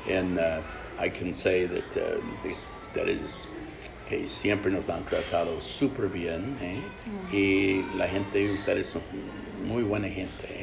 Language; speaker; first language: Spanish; non-native, fluent; English